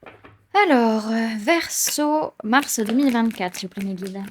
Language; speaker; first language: French; native; French